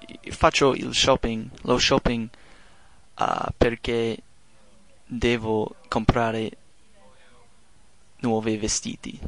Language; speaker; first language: Italian; non-native, learner; English